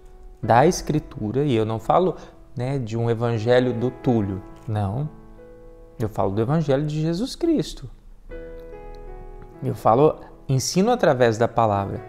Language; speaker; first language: Portuguese; native; Portuguese